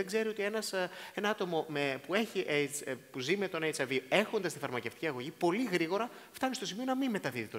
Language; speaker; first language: Greek; native; Greek